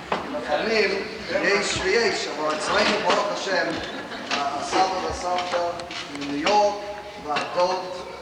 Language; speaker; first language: Hebrew; non-native, fluent; English